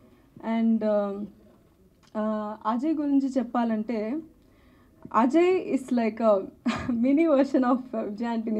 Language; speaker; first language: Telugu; non-native, learner; Tamil